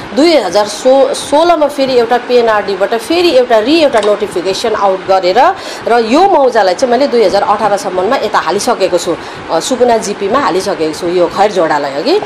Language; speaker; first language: Nepali; native; Nepali